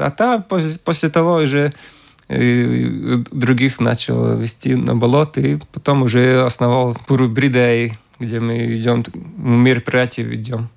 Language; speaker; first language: Russian; non-native, local second language; Latvian